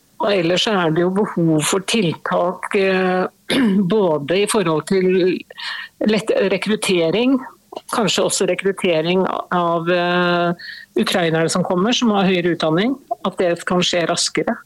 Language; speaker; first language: Norwegian; native; Norwegian